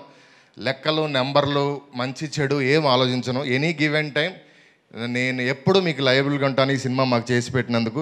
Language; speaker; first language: Telugu; native; Telugu